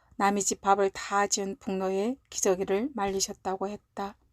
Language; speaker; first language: Korean; native; Korean